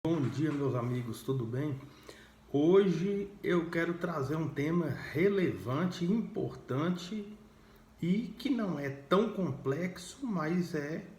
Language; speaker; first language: Portuguese; native; Portuguese